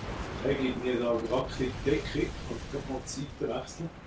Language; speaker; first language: German; native; German